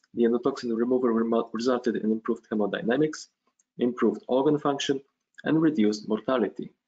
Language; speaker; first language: English; non-native, fluent; Polish